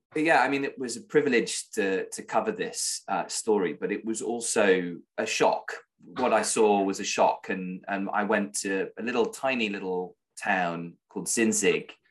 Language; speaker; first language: English; native; English